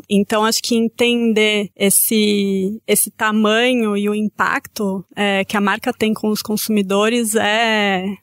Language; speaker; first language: Portuguese; native; Portuguese